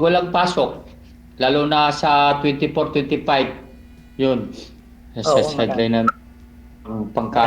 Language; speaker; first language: Filipino; non-native, local second language; Cebuano